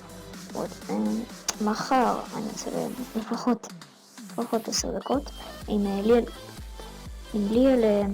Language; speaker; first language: Hebrew; native; Hebrew